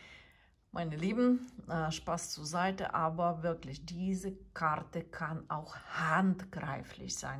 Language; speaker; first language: German; non-native, fluent; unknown